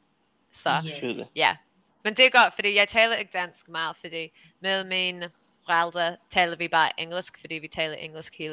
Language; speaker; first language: Danish; early bilingual, heritage; English